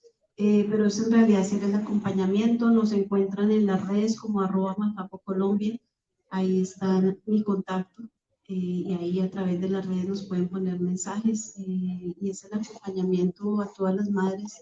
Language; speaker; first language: Spanish; native; Spanish